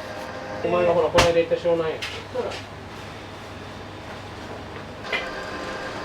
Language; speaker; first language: Japanese; native; Japanese